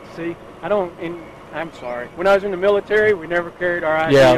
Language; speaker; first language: English; native; English